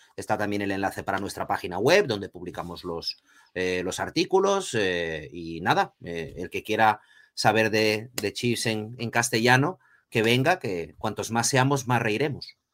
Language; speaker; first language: Spanish; early bilingual, other home language; Portuguese